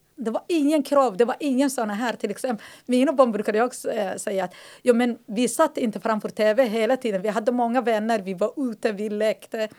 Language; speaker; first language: Swedish; non-native, fluent; Somali